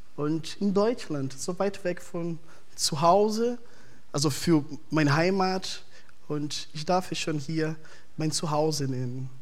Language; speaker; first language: German; non-native, fluent; Portuguese